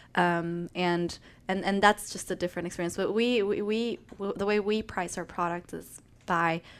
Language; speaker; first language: English; non-native, fluent; Spanish